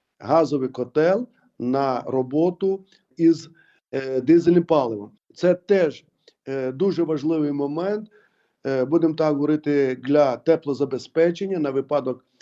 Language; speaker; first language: Ukrainian; native; Ukrainian